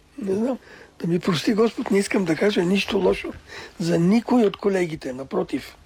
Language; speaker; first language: Bulgarian; early bilingual, other home language; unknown